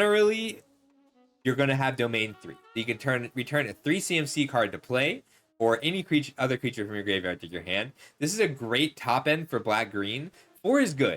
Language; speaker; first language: English; native; English